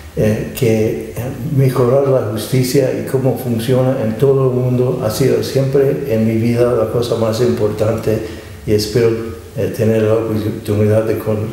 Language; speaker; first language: Spanish; non-native, fluent; English